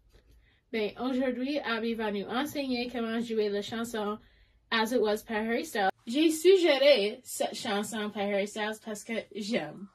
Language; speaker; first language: French; non-native, learner; English